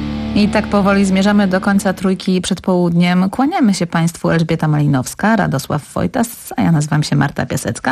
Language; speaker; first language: Polish; native; Polish